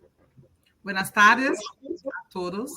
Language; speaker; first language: Spanish; non-native, learner; Portuguese